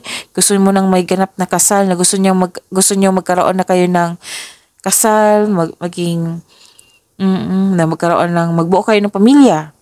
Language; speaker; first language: Filipino; native; Filipino